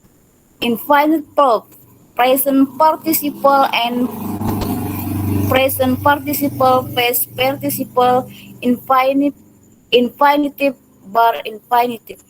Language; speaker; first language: English; non-native, learner; Indonesian